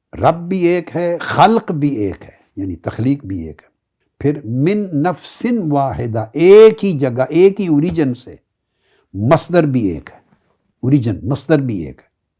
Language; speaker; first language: Urdu; non-native, local second language; Punjabi